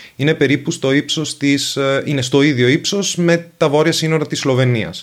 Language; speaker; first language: Greek; non-native, fluent; Venetian